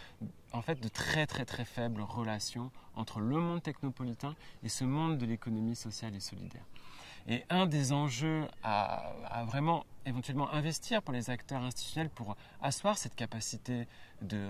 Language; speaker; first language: French; native; French